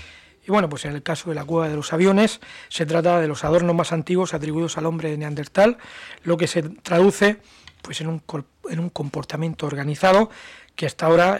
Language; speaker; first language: Spanish; native; Spanish